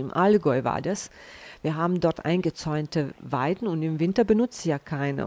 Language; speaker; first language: German; non-native, fluent; Bosnian